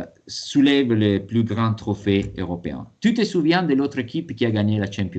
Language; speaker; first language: French; non-native, fluent; Italian